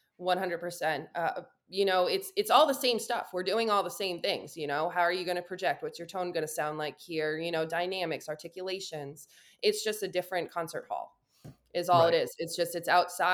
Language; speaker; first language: English; native; English